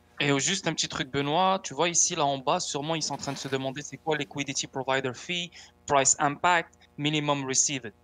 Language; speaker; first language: French; non-native, local second language; Arabic